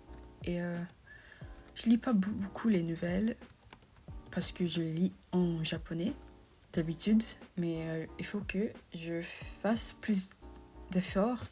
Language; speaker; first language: French; non-native, fluent; English